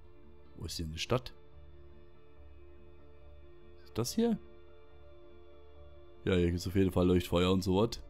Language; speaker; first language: German; native; German